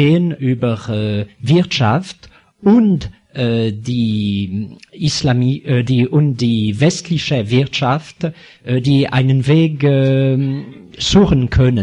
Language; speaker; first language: German; non-native, fluent; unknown